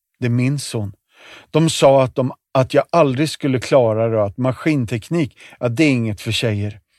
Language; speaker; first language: Swedish; native; Swedish